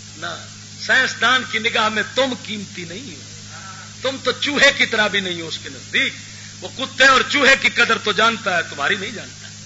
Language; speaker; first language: Urdu; non-native, local second language; Punjabi